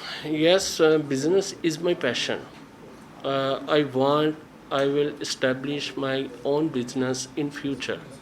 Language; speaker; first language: English; non-native, learner; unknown